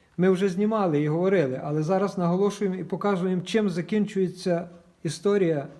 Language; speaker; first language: Ukrainian; native; Ukrainian